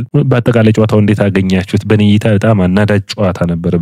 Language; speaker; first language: Amharic; native; Amharic